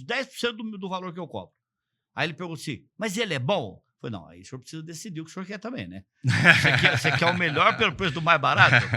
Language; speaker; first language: Portuguese; native; Portuguese